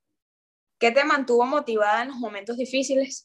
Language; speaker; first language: Spanish; native; Spanish